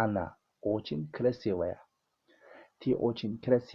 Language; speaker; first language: Russian; non-native, learner; Tajik